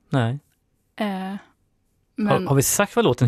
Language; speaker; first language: Swedish; native; Swedish